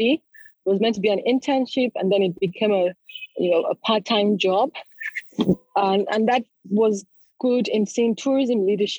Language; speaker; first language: English; non-native, local second language; Yoruba